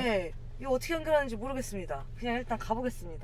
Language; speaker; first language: Korean; native; Korean